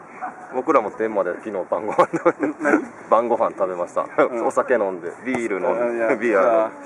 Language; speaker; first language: Japanese; native; Japanese